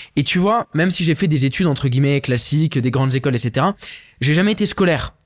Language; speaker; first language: French; native; French